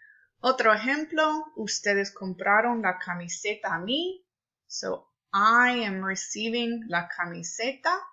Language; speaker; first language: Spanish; non-native, fluent; English